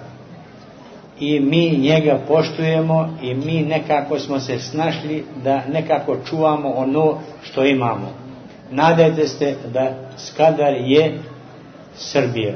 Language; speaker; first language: Serbian; early bilingual, heritage; Serbian